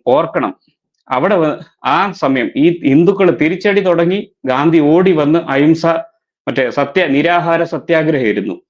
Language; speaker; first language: Malayalam; native; Malayalam